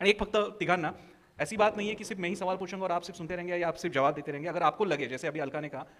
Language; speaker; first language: Hindi; non-native, local second language; Marathi